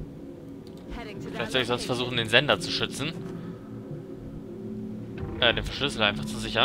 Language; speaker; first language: German; native; German